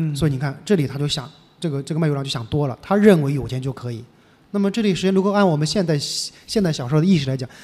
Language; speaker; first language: Chinese; native; Chinese